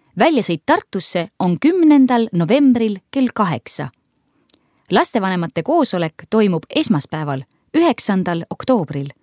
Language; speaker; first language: Estonian; native; Estonian